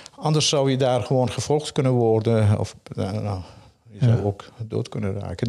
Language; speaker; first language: Dutch; non-native, fluent; Persian